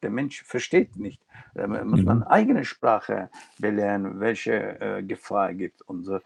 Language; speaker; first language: German; non-native, local second language; Turkish